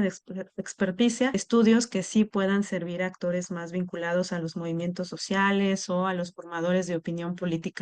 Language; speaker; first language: Spanish; native; Spanish